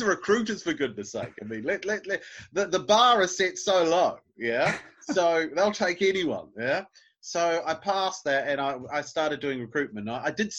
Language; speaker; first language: English; native; English